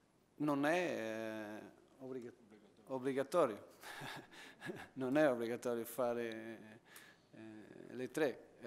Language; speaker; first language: Italian; non-native, fluent; Portuguese